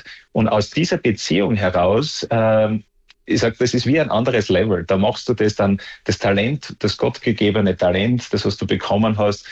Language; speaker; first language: German; native; German